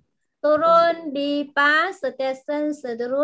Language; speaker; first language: Indonesian; non-native, fluent; Vietnamese